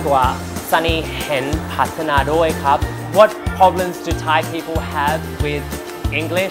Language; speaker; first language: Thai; non-native, learner; English